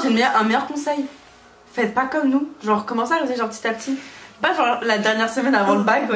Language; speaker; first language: French; native; French